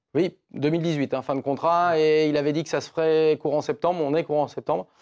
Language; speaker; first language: French; native; French